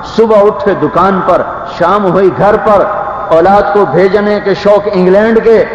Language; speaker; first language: Urdu; native; Urdu